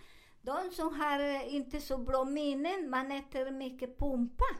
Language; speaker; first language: Swedish; non-native, fluent; Spanish